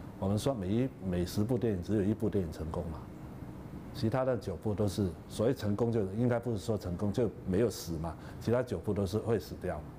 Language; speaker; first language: Chinese; non-native, local second language; Cantonese